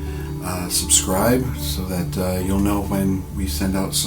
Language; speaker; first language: English; native; English